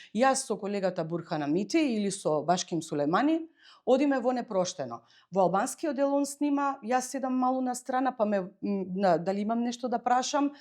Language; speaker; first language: Macedonian; native; Macedonian